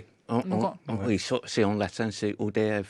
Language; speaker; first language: French; non-native, fluent; English